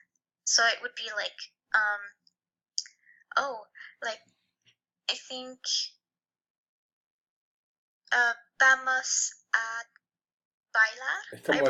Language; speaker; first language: English; non-native, fluent; French